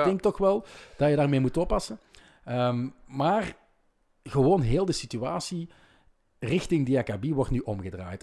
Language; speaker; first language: Dutch; native; Dutch